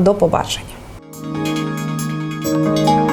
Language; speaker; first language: Ukrainian; native; Ukrainian